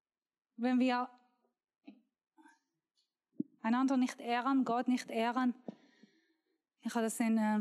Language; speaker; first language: German; non-native, learner; Persian